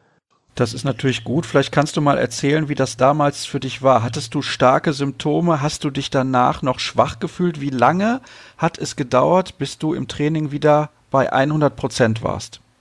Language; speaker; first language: German; native; German